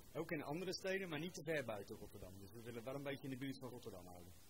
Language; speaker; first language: Dutch; native; Dutch